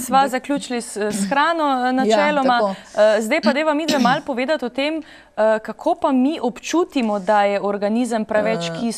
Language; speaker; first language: Slovenian; native; Slovenian